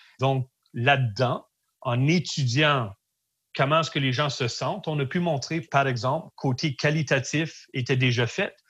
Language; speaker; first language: French; native; French